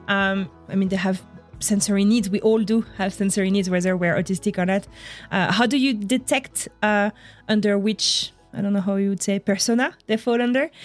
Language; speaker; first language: English; non-native, fluent; French